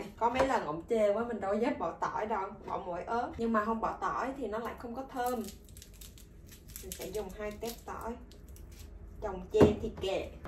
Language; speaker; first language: Vietnamese; native; Vietnamese